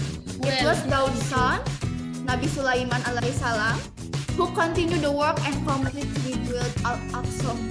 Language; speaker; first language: English; non-native, local second language; Indonesian